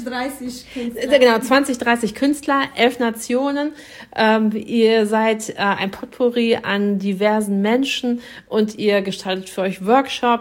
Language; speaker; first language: German; native; German